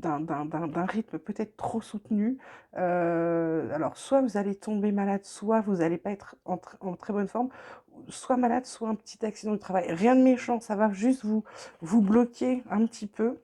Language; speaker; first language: French; native; French